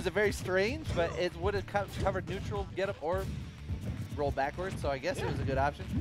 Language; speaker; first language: English; native; English